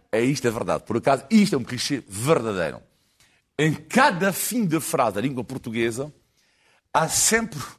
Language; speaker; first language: Portuguese; non-native, fluent; French